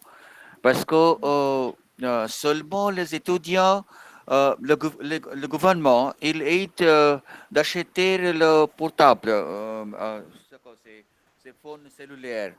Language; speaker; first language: French; non-native, fluent; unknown